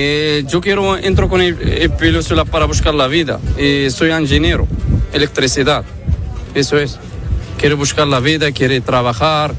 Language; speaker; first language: Spanish; non-native, learner; Arabic